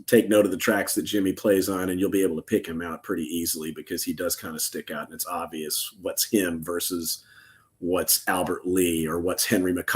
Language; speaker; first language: English; native; English